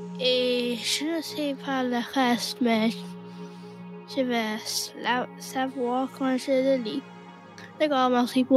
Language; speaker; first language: French; non-native, learner; English